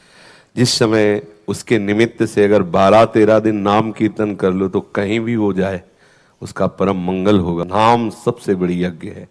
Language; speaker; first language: Hindi; native; Hindi